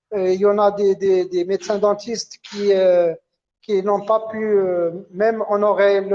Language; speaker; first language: French; non-native, local second language; Arabic